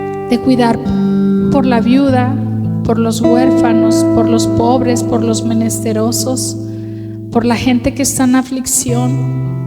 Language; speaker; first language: Spanish; native; Spanish